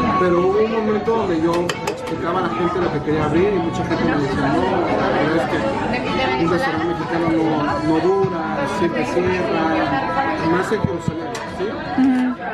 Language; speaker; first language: Spanish; native; Spanish